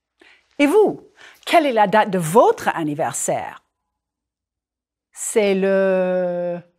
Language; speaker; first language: French; non-native, fluent; English